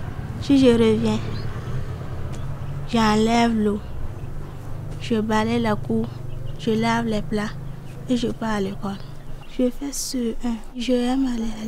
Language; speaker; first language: French; non-native, learner; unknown